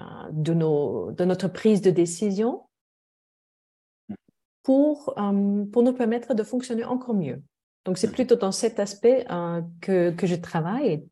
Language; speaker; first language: French; non-native, fluent; German